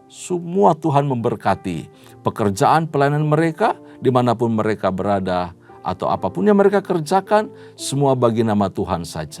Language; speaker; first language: Indonesian; native; Indonesian